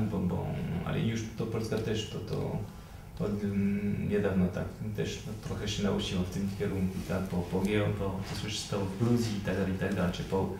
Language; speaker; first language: Polish; non-native, fluent; French